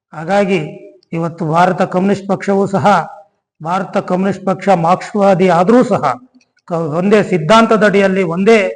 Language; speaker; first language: Kannada; native; Kannada